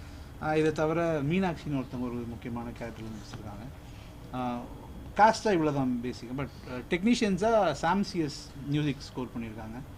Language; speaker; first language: Tamil; native; Tamil